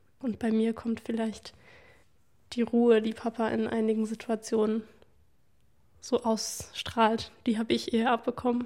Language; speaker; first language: German; native; German